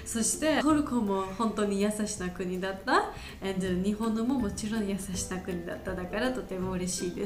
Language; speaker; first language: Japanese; non-native, learner; Georgian